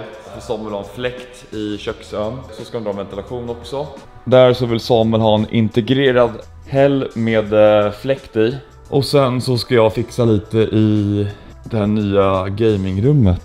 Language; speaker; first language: Swedish; native; Swedish